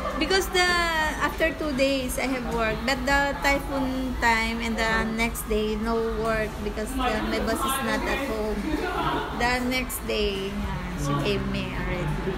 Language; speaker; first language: English; non-native, local second language; Filipino